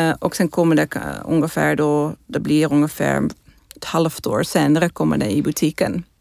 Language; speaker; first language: Swedish; non-native, fluent; Dutch